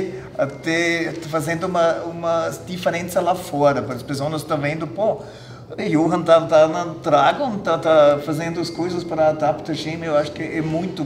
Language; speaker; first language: Portuguese; non-native, fluent; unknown